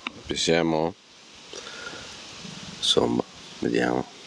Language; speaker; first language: Italian; native; Italian